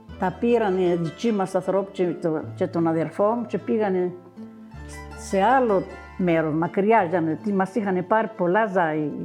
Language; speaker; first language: Greek; native; Greek